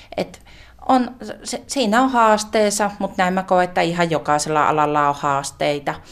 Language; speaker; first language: Finnish; native; Finnish